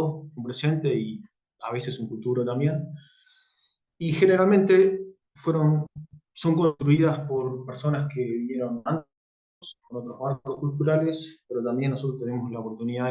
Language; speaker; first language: Spanish; native; Spanish